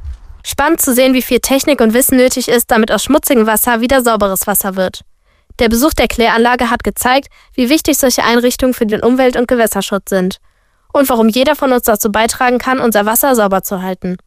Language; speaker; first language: German; native; German